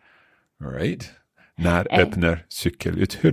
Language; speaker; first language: Swedish; non-native, learner; English